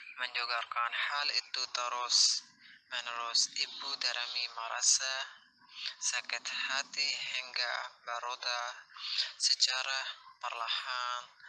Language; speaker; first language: Indonesian; non-native, learner; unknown